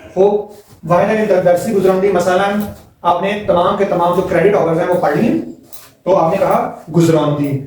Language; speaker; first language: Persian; non-native, fluent; Urdu